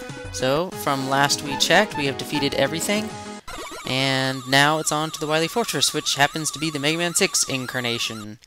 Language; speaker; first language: English; native; English